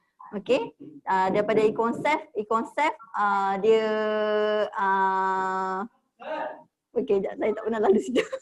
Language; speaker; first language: Malay; native; Malay